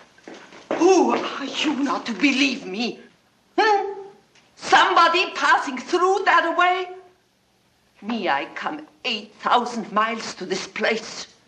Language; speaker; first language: English; non-native, learner; German